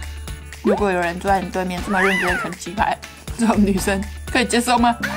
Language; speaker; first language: Chinese; native; Chinese